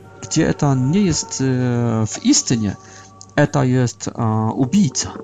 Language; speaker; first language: Polish; non-native, learner; Russian